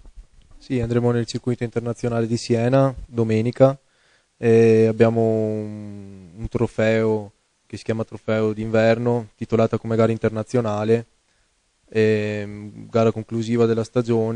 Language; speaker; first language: Italian; native; Italian